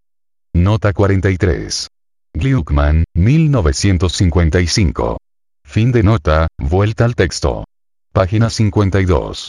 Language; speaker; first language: Spanish; native; Spanish